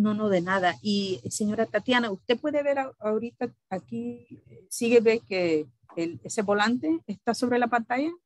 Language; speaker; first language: Spanish; early bilingual, heritage; Spanish